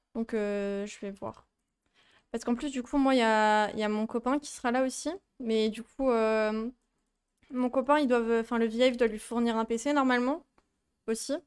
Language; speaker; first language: French; native; French